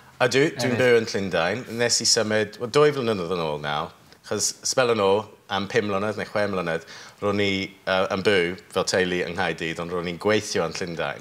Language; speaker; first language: Welsh; non-native, learner; English